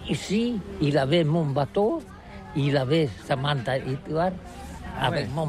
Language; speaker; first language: French; non-native, learner; Catalan